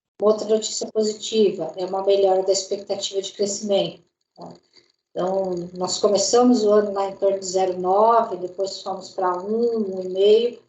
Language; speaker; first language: Portuguese; native; Portuguese